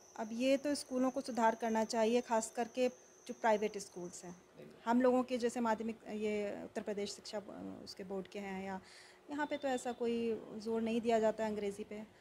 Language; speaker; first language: Hindi; native; Hindi